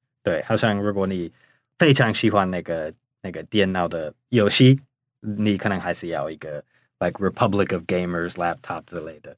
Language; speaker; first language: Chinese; non-native, fluent; English